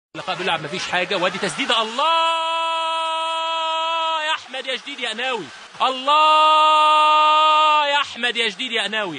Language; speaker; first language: Arabic; native; Arabic